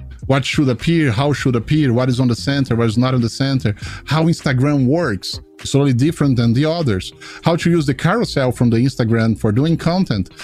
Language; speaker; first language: English; non-native, fluent; Portuguese